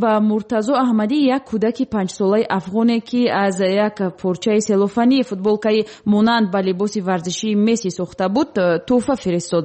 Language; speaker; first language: Tajik; native; Tajik